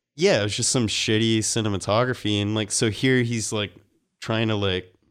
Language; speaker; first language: English; native; English